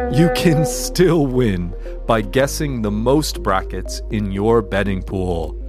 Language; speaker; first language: English; native; English